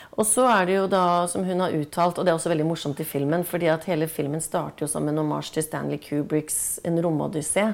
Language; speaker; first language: Norwegian; native; Norwegian